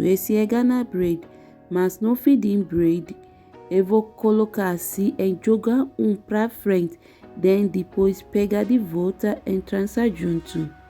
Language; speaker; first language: Portuguese; non-native, learner; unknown